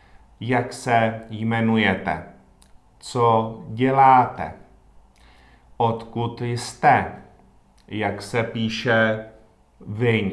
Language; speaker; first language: Czech; non-native, fluent; Vietnamese